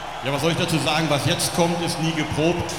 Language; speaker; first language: German; native; German